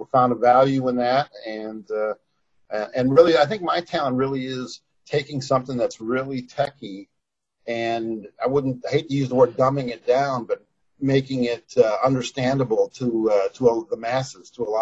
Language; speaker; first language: English; native; English